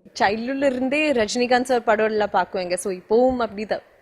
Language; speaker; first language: Tamil; non-native, learner; Malayalam